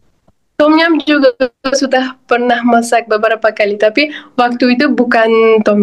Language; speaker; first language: Indonesian; non-native, fluent; Uzbek